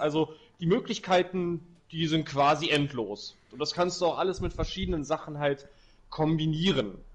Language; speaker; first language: German; native; German